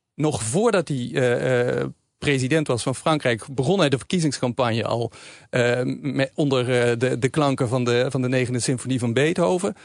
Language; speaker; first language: Dutch; native; Dutch